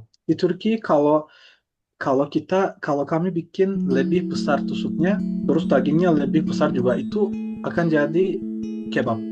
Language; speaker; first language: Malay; non-native, fluent; Turkish